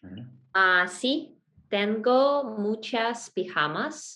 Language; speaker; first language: Spanish; non-native, learner; Russian